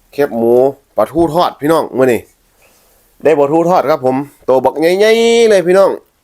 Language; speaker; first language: Thai; native; Thai